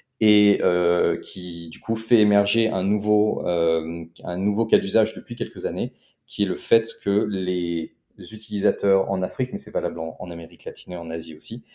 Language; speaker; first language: French; native; French